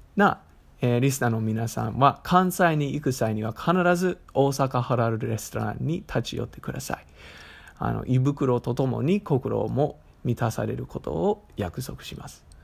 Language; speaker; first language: Japanese; non-native, fluent; English